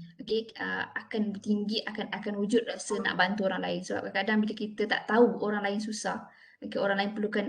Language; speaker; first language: Malay; native; Malay